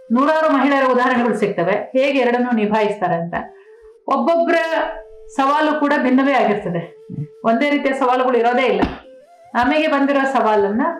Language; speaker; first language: Kannada; native; Kannada